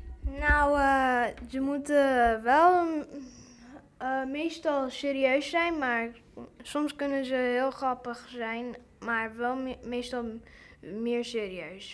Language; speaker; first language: Dutch; early bilingual, other home language; English